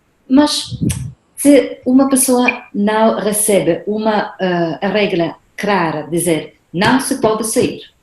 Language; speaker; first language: Portuguese; non-native, fluent; Spanish